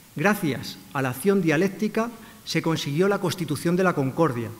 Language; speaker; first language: Spanish; native; Spanish